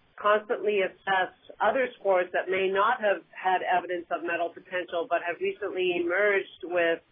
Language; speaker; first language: English; native; English